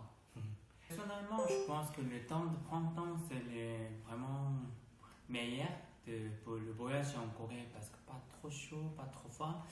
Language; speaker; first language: French; non-native, learner; Korean